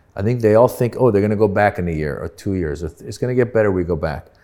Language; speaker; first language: English; early bilingual, other home language; Persian